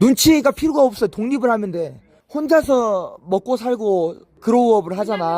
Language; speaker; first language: Korean; native; Korean